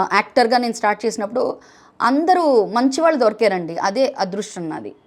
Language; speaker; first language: Telugu; non-native, fluent; Bangla